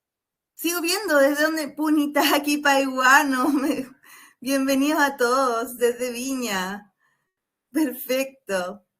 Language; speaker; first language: Spanish; native; Spanish